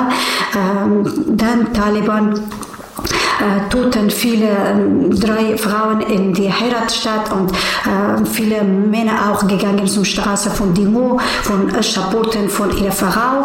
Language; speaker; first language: German; non-native, learner; Persian